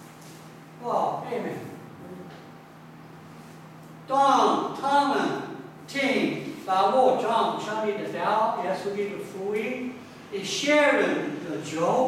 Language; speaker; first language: Chinese; non-native, learner; English